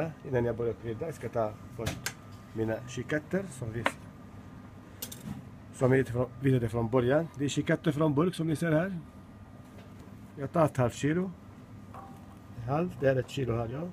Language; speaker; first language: Swedish; non-native, learner; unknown